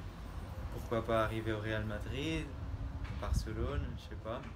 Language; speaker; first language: French; early bilingual, other home language; Portuguese